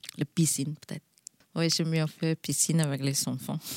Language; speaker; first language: French; non-native, learner; Thai